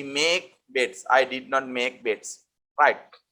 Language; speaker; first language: English; non-native, local second language; Sinhala